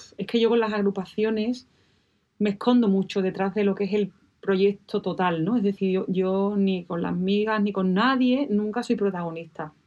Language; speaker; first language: Spanish; native; Spanish